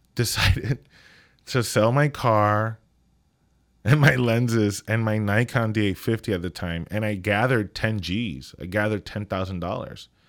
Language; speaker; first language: English; non-native, fluent; Spanish